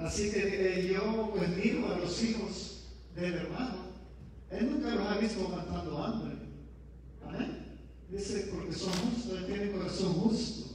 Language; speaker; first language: Spanish; native; Spanish